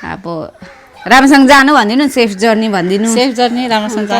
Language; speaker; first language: Malayalam; non-native, fluent; Nepali